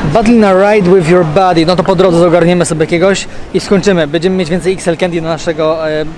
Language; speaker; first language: Polish; native; Polish